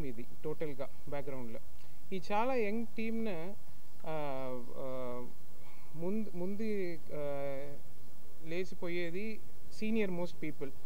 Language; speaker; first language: Telugu; non-native, learner; Tamil